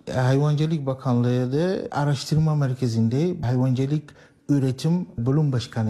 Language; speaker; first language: Turkish; non-native, learner; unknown